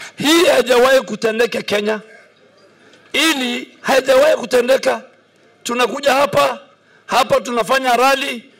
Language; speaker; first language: Swahili; native; Swahili